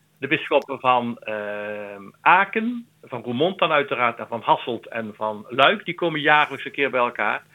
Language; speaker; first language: Dutch; native; Dutch